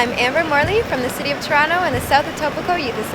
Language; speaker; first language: English; native; English